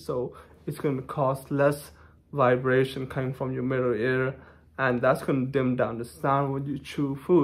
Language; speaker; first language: English; non-native, fluent; Thai